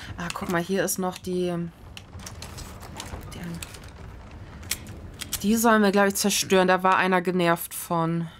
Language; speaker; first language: German; native; German